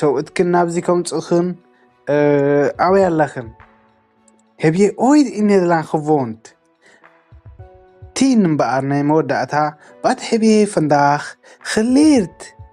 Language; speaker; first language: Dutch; non-native, learner; Tigrinya